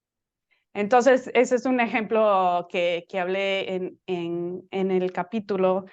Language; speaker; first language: Spanish; non-native, fluent; English